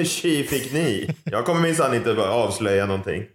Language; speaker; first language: Swedish; native; Swedish